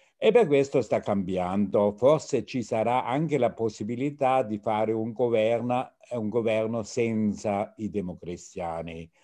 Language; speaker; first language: Italian; non-native, fluent; German